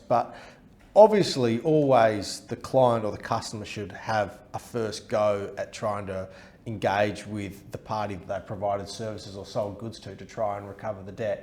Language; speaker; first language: English; native; English